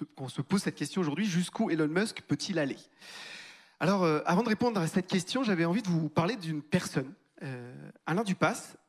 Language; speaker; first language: French; native; French